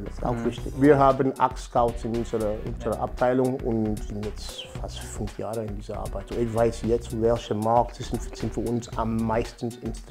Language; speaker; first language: German; non-native, fluent; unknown